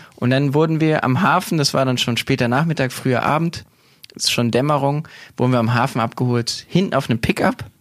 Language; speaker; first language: German; native; German